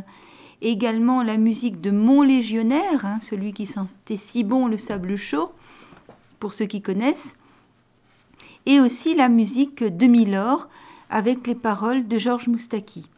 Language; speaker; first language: French; native; French